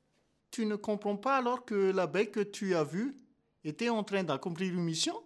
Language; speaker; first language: French; non-native, local second language; Malagasy